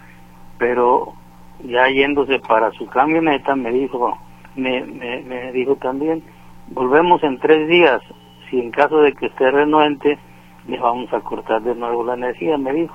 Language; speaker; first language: Spanish; native; Spanish